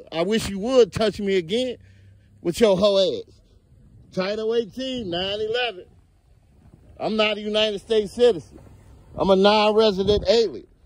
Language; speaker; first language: English; native; English